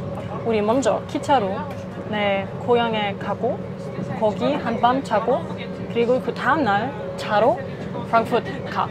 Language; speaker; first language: Korean; non-native, fluent; German